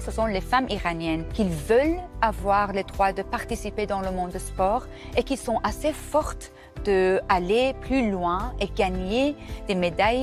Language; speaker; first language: French; non-native, fluent; Persian